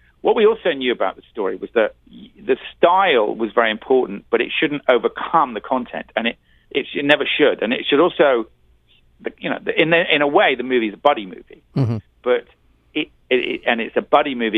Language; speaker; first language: English; native; English